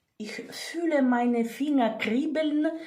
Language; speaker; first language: German; non-native, fluent; Ukrainian